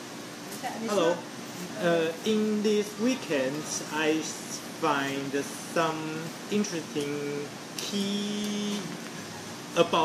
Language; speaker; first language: English; non-native, learner; Chinese